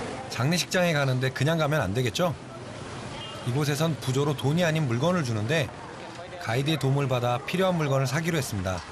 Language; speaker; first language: Korean; native; Korean